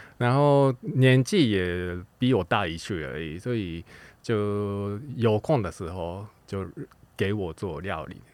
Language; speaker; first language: Chinese; non-native, fluent; Japanese